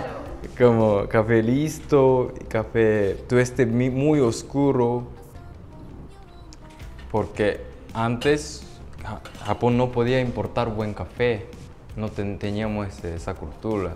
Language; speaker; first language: Spanish; non-native, fluent; Japanese